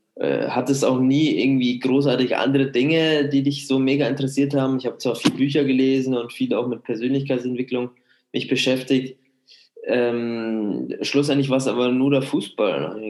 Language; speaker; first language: German; native; German